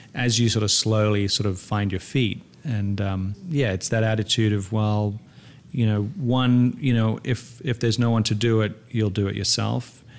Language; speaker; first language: English; native; English